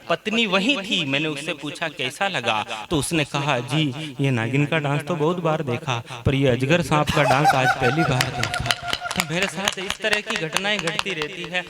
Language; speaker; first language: Hindi; native; Hindi